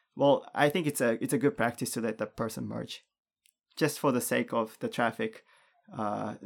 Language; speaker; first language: English; non-native, fluent; Japanese